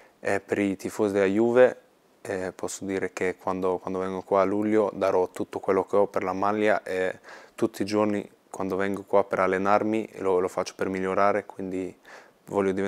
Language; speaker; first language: Italian; non-native, fluent; Swedish